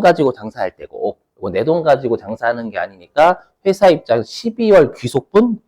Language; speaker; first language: Korean; native; Korean